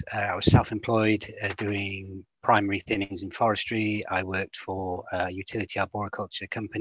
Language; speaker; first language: English; native; English